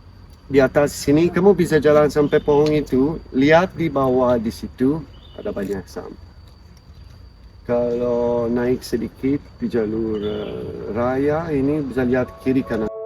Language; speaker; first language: Indonesian; non-native, fluent; Italian